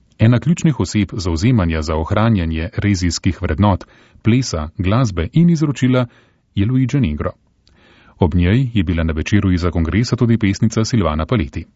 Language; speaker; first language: Slovenian; native; Slovenian